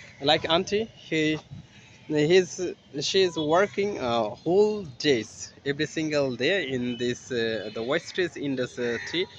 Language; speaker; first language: English; non-native, learner; Bangla